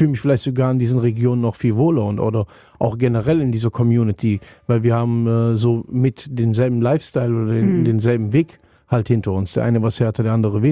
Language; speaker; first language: German; native; German